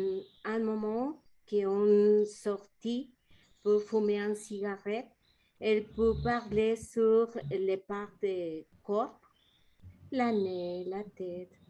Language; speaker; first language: French; non-native, learner; Spanish